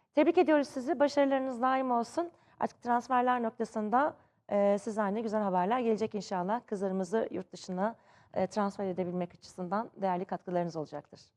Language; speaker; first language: Turkish; native; Turkish